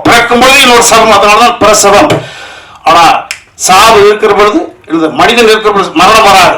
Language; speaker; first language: Tamil; native; Tamil